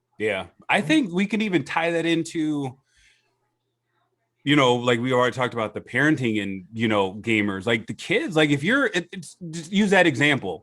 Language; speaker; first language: English; native; English